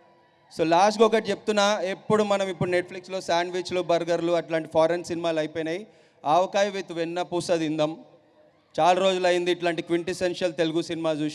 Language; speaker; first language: Telugu; native; Telugu